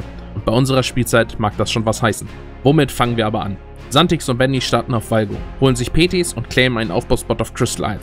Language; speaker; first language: German; native; German